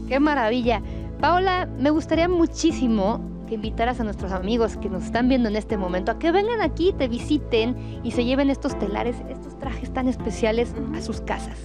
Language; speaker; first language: Spanish; native; Spanish